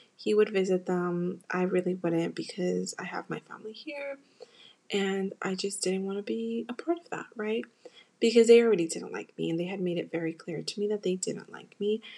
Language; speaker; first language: English; early bilingual, other home language; Spanish